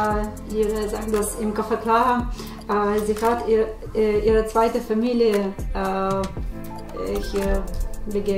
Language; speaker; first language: German; non-native, fluent; Ukrainian